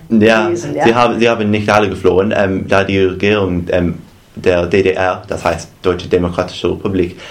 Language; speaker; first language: German; non-native, fluent; English